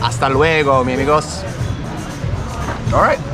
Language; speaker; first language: Spanish; non-native, learner; English